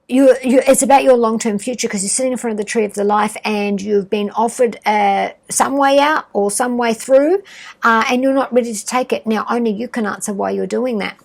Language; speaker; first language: English; native; English